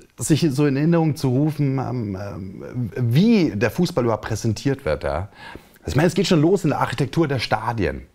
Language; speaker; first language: German; native; German